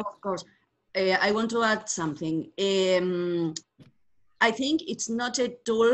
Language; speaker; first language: English; non-native, learner; Spanish